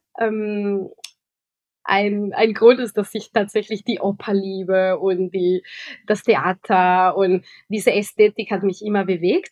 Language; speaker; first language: German; non-native, fluent; Spanish